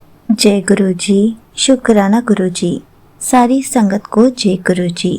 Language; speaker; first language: Hindi; native; Hindi